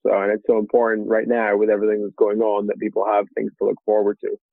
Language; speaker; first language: English; native; English